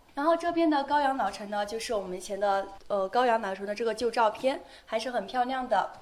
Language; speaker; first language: Chinese; native; Chinese